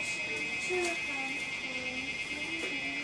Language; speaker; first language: Chinese; non-native, learner; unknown